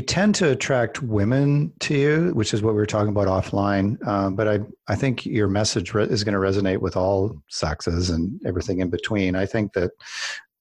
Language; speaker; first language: English; native; English